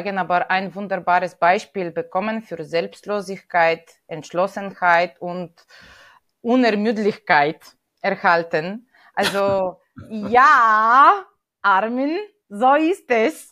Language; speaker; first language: German; non-native, fluent; Bulgarian